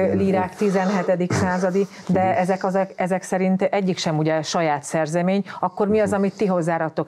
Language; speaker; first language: Hungarian; native; Hungarian